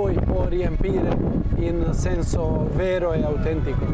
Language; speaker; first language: Italian; non-native, fluent; Croatian